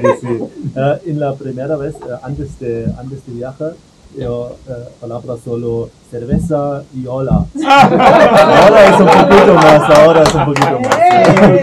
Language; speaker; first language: Spanish; non-native, learner; German